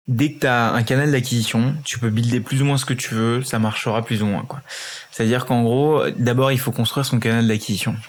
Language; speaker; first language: French; early bilingual, other home language; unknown